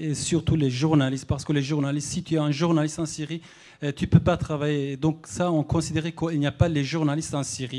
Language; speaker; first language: French; non-native, fluent; Arabic